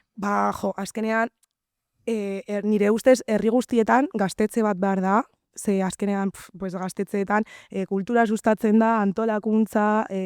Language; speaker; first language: Basque; non-native, local second language; Spanish